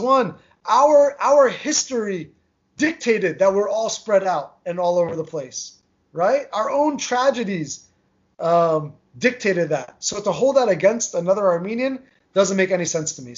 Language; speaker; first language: English; early bilingual, other home language; Armenian